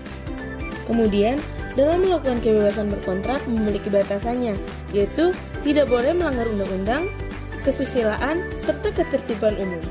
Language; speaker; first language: Indonesian; native; Indonesian